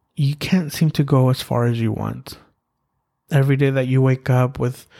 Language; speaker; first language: English; early bilingual, other home language; Spanish